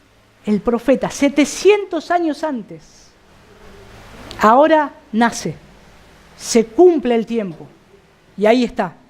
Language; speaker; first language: Spanish; native; Spanish